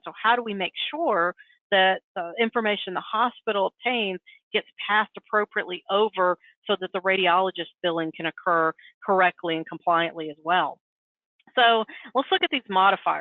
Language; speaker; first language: English; native; English